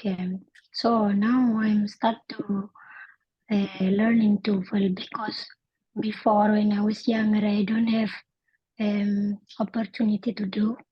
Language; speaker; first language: English; non-native, learner; Indonesian